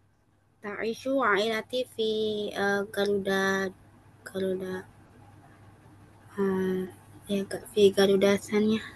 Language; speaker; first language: Arabic; non-native, learner; Indonesian